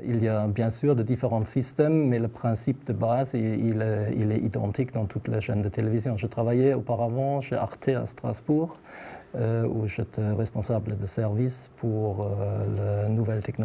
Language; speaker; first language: French; non-native, fluent; German